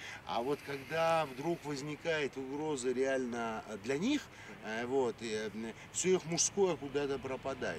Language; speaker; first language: Russian; native; Russian